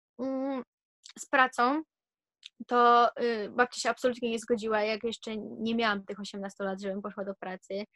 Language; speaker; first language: Polish; early bilingual, heritage; Polish